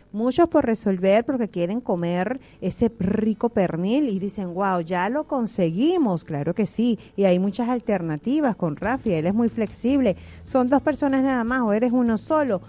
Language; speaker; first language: Spanish; native; Spanish